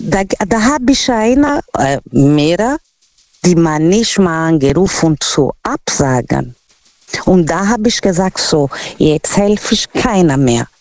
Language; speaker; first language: German; non-native, local second language; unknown